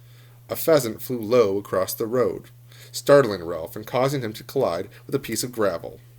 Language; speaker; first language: English; native; English